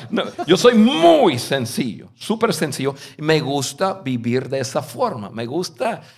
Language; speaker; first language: Spanish; non-native, fluent; English